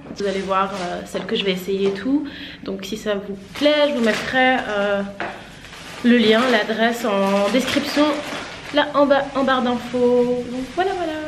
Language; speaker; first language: French; native; French